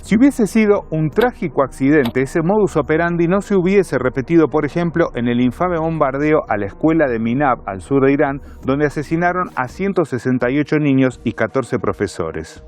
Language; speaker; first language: Spanish; native; Spanish